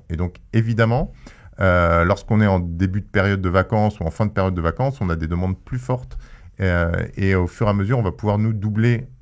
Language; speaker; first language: French; native; French